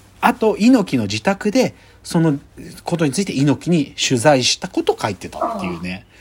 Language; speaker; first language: Japanese; native; Japanese